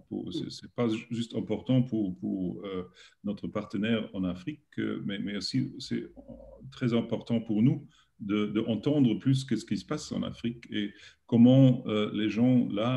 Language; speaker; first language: French; non-native, learner; German